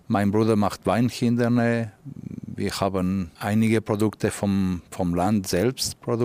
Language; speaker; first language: German; non-native, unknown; Catalan